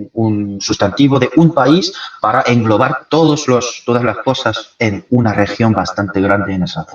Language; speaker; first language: Spanish; non-native, fluent; Korean